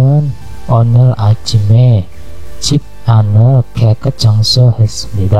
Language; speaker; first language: Korean; non-native, learner; Indonesian